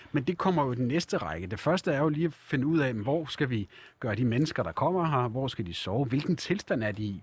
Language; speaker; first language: Danish; native; Danish